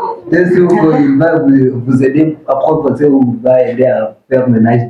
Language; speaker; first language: French; non-native, learner; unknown